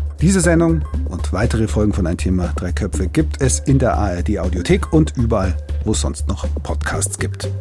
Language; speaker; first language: German; native; German